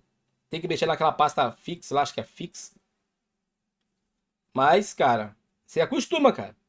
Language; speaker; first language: Portuguese; native; Portuguese